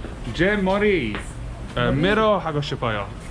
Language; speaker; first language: Korean; non-native, learner; English